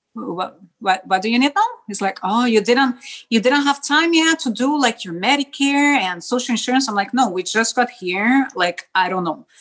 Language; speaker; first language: English; non-native, fluent; Spanish